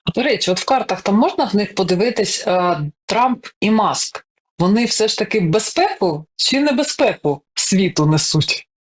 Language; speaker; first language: Ukrainian; native; Ukrainian